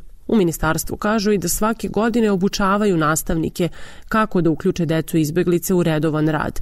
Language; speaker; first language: Serbian; native; Serbian